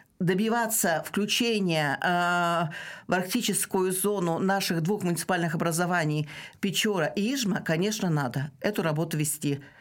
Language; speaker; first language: Russian; non-native, local second language; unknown